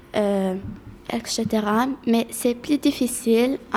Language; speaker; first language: French; early bilingual, other home language; Arabic